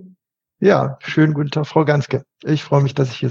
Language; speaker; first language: German; native; German